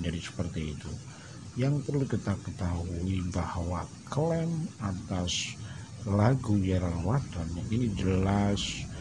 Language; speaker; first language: Indonesian; native; Indonesian